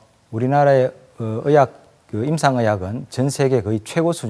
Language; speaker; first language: Korean; native; Korean